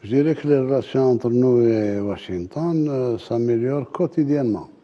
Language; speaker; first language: French; non-native, local second language; Arabic